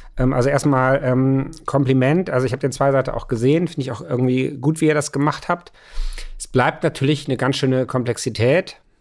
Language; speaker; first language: German; native; German